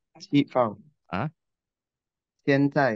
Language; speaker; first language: Chinese; non-native, learner; Indonesian